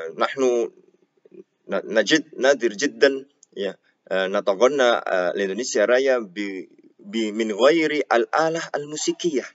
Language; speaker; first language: Arabic; non-native, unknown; Indonesian